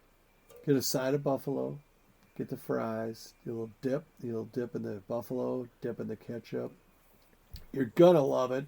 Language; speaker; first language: English; native; English